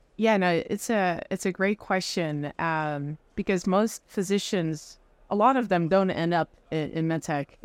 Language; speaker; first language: English; non-native, fluent; Dutch